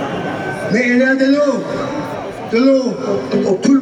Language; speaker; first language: French; non-native, learner; English